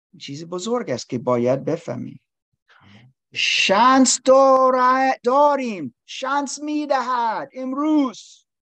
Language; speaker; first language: Persian; non-native, learner; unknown